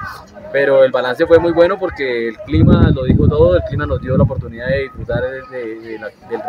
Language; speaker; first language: Spanish; native; Spanish